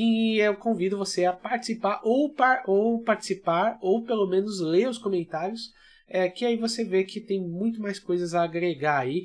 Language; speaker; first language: Portuguese; native; Portuguese